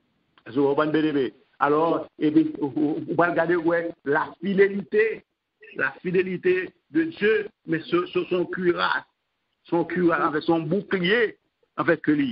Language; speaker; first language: French; non-native, local second language; Haitian Creole